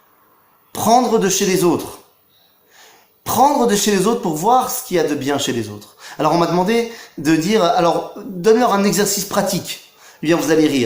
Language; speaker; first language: French; native; French